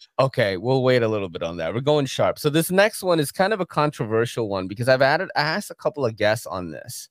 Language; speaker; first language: English; early bilingual, other home language; Filipino